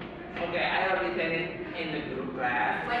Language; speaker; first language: English; non-native, learner; Indonesian